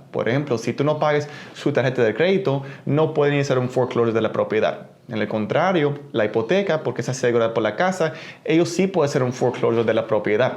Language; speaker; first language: Spanish; early bilingual, heritage; Spanish